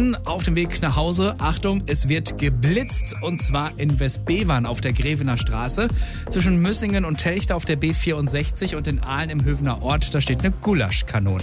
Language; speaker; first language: German; native; German